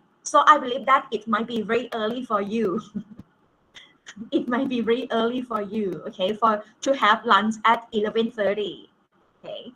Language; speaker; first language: English; non-native, fluent; Thai